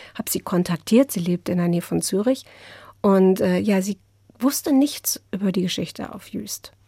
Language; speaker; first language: German; native; German